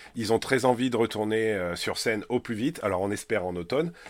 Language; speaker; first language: French; native; French